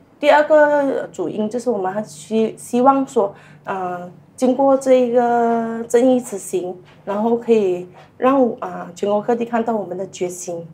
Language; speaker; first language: Chinese; native; Chinese